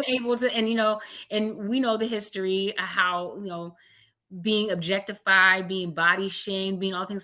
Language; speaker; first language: English; native; English